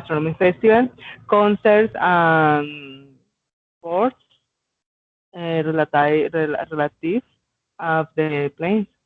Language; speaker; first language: English; non-native, learner; Spanish